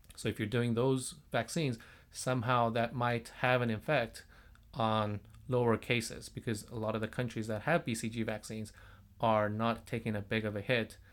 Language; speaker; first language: English; non-native, fluent; Korean